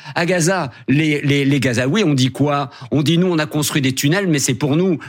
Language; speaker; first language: French; native; French